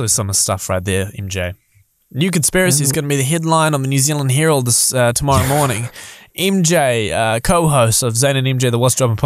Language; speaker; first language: English; native; English